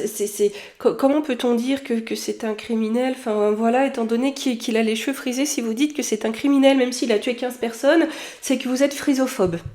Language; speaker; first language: French; native; French